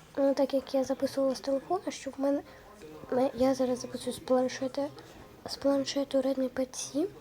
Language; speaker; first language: Ukrainian; non-native, local second language; Russian